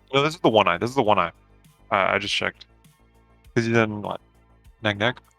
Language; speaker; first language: English; native; English